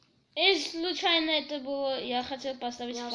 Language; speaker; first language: Russian; early bilingual, heritage; Russian